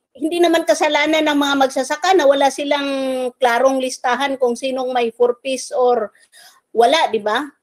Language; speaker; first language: Filipino; native; Filipino